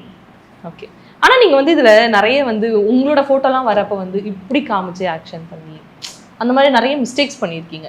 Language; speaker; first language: Tamil; native; Tamil